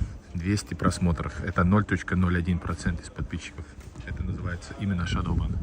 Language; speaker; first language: Russian; early bilingual, heritage; Russian